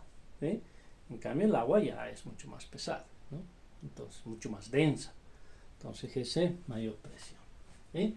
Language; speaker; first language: Spanish; native; Spanish